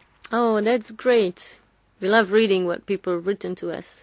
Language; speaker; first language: English; non-native, fluent; Hungarian